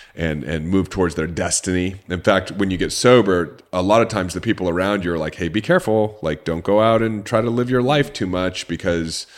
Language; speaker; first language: English; native; English